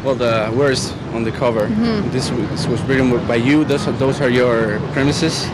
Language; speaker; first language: English; non-native, fluent; Spanish